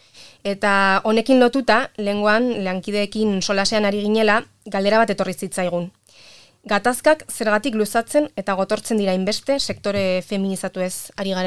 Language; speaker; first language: Basque; native; Basque